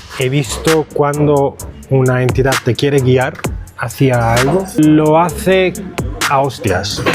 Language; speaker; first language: Spanish; non-native, fluent; Italian